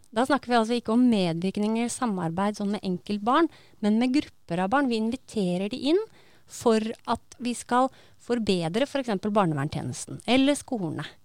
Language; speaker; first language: Norwegian; native; Norwegian